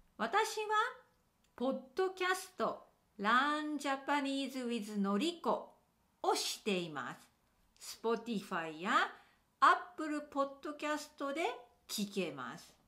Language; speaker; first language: Japanese; native; Japanese